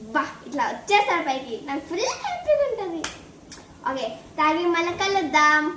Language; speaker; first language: Telugu; non-native, local second language; Lambadi